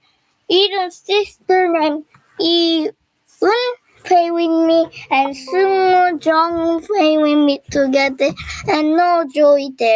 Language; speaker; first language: English; non-native, learner; Korean